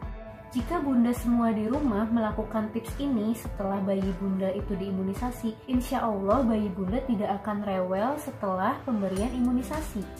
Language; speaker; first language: Indonesian; native; Indonesian